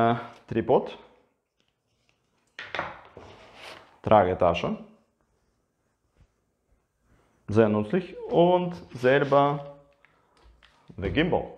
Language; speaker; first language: German; non-native, learner; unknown